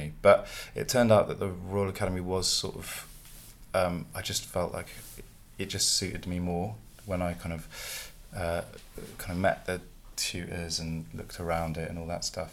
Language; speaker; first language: English; native; English